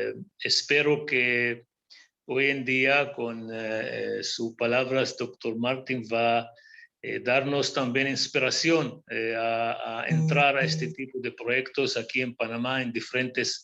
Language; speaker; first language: Spanish; non-native, fluent; Hebrew